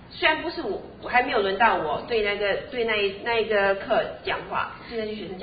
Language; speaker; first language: Chinese; native; Chinese